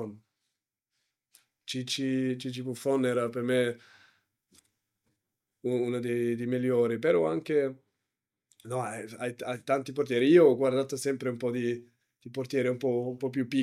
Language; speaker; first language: Italian; non-native, learner; German